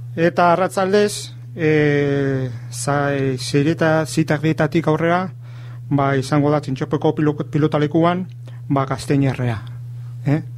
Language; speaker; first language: Basque; early bilingual, other home language; Galician